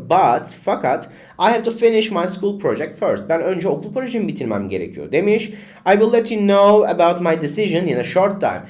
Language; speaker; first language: English; non-native, fluent; Turkish